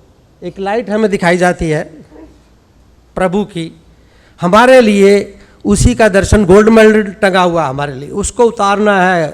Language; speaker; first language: Hindi; native; Hindi